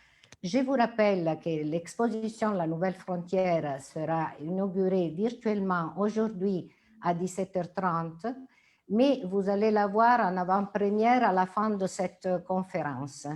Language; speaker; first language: French; non-native, fluent; Italian